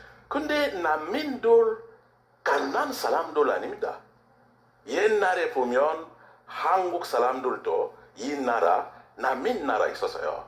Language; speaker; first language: Korean; non-native, learner; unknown